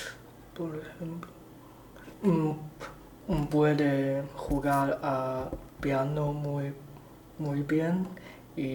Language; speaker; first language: Spanish; non-native, learner; Chinese